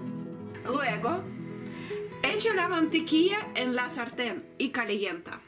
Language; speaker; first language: Spanish; non-native, learner; Russian